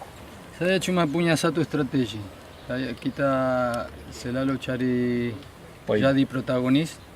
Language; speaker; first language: Indonesian; non-native, fluent; Spanish